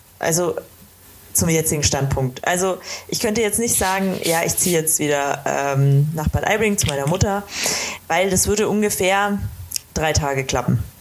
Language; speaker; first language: German; native; German